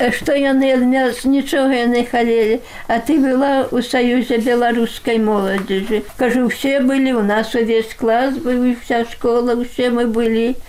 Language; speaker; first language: Belarusian; native; Belarusian